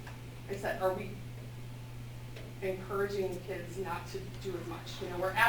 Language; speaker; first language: English; native; English